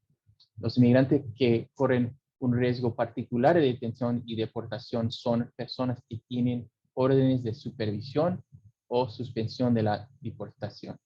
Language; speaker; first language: Spanish; early bilingual, heritage; English